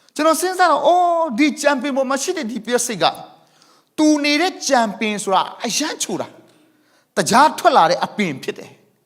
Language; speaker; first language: Burmese; non-native, local second language; Thado Chin